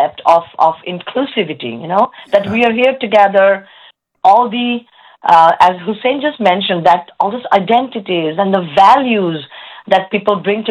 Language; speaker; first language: English; non-native, local second language; Bangla